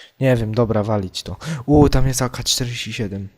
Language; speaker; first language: Polish; native; Polish